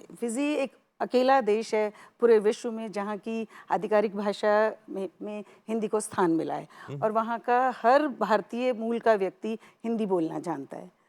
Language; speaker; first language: Hindi; native; Hindi